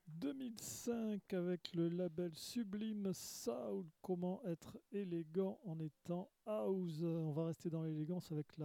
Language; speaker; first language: French; native; French